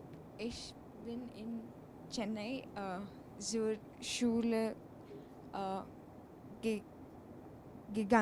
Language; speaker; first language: German; non-native, learner; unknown